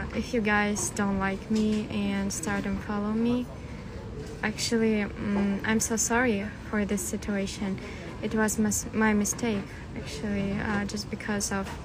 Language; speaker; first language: English; non-native, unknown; Russian